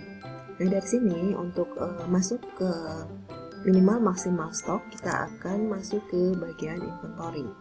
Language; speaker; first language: Indonesian; native; Indonesian